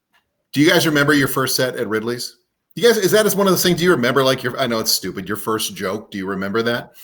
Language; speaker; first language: English; native; English